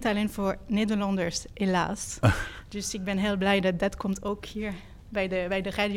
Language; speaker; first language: Dutch; non-native, fluent; French